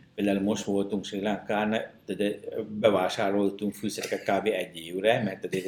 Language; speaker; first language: Hungarian; non-native, fluent; Sinhala